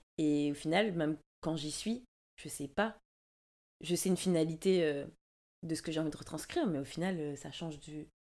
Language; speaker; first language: French; native; French